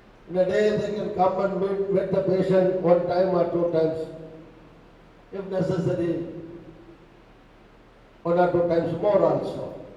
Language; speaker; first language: English; non-native, local second language; Tamil